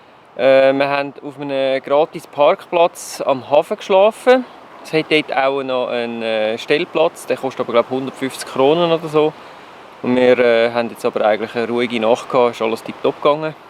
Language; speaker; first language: German; native; German